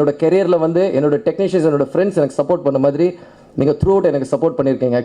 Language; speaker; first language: Tamil; native; Tamil